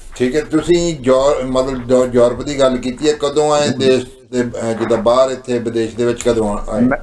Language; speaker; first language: Punjabi; native; Punjabi